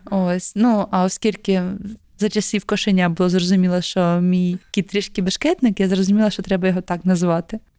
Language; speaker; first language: Ukrainian; native; Ukrainian